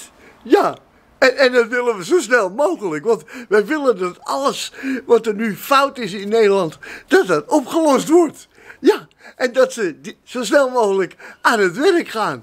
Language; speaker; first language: Dutch; native; Dutch